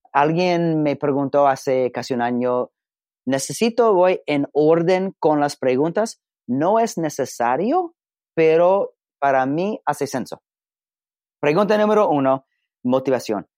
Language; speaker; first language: Spanish; non-native, learner; English